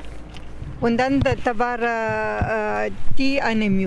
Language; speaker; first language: German; non-native, learner; Italian